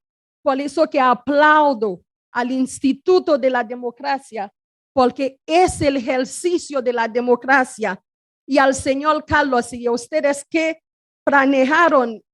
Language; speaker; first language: Spanish; non-native, fluent; Haitian Creole